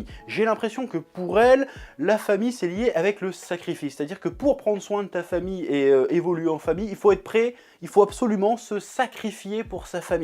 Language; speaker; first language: French; native; French